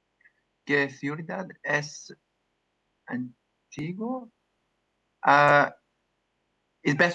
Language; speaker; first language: Spanish; non-native, learner; English